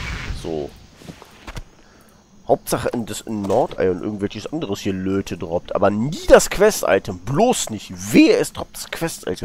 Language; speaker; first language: German; native; German